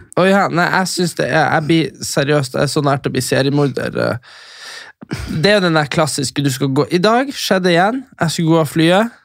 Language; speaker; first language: Norwegian; native; Norwegian